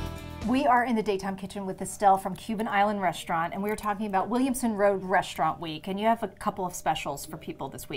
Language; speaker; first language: English; non-native, local second language; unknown